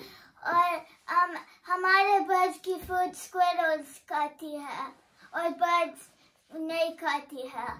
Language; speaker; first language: Hindi; early bilingual, heritage; Hindi